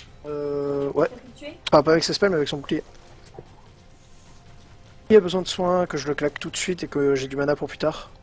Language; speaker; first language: French; native; French